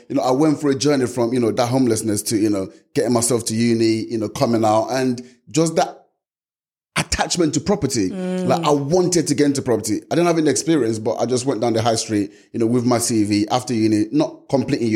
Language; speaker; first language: English; non-native, local second language; Yoruba